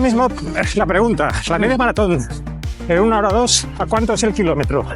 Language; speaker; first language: Spanish; native; Spanish